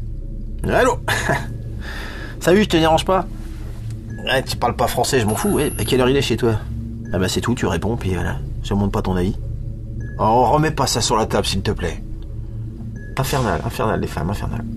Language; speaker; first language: French; native; French